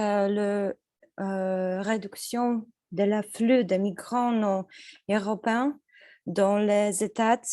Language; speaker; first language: French; non-native, learner; Polish